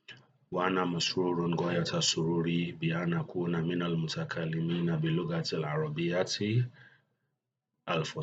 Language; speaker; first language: Arabic; non-native, fluent; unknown